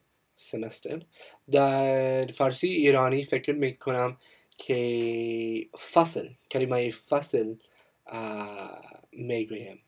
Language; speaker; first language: Persian; non-native, learner; English